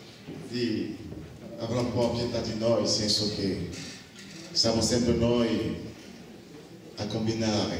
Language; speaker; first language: Italian; non-native, fluent; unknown